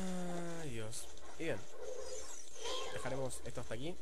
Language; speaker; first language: Spanish; native; Spanish